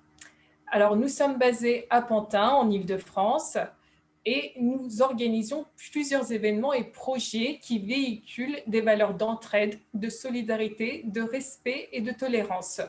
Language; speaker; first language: French; native; French